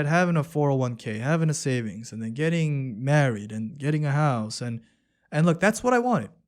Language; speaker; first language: English; early bilingual, other home language; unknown